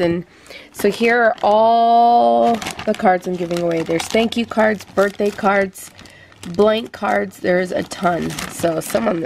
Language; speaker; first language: English; native; English